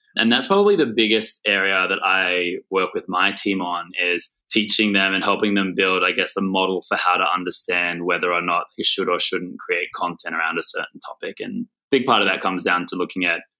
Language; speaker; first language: English; native; English